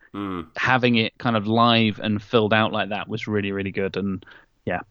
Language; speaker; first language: English; native; English